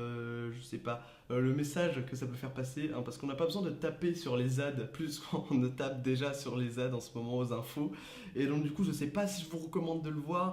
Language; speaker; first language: French; native; French